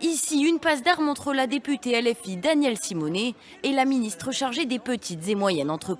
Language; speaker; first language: French; native; French